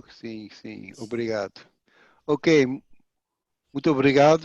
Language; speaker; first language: Portuguese; non-native, fluent; Dutch